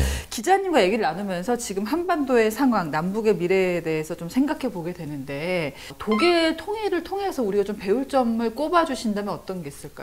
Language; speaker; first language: Korean; native; Korean